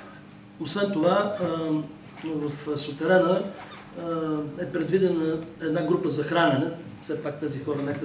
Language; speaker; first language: Bulgarian; native; Bulgarian